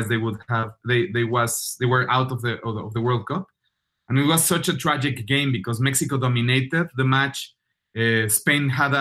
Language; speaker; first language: English; non-native, fluent; Spanish